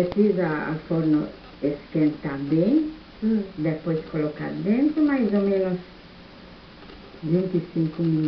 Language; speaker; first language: Portuguese; non-native, learner; German